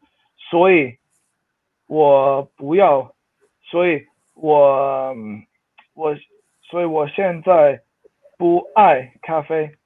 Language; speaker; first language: Chinese; non-native, fluent; Swedish